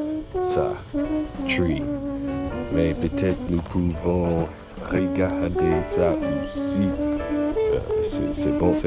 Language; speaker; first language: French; non-native, learner; English